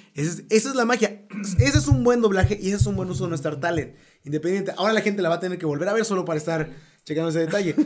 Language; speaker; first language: Spanish; native; Spanish